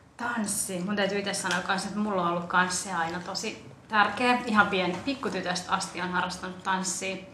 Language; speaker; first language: Finnish; early bilingual, other home language; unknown